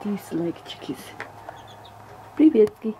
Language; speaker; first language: Russian; early bilingual, heritage; English